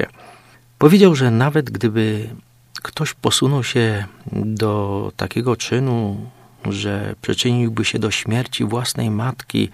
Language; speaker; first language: Polish; native; Polish